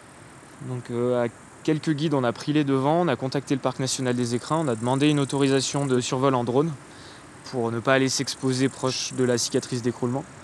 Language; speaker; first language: French; native; French